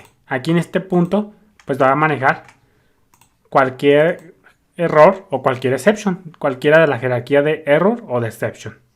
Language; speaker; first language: Spanish; native; Spanish